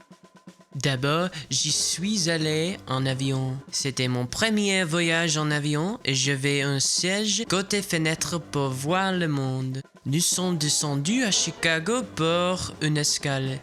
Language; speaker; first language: French; non-native, learner; English